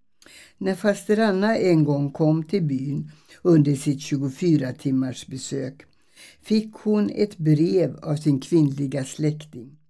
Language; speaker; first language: Swedish; early bilingual, other home language; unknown